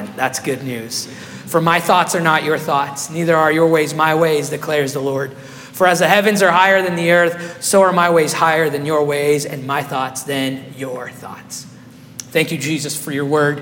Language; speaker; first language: English; non-native, fluent; Spanish